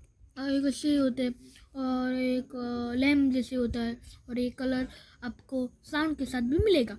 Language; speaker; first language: Hindi; native; Hindi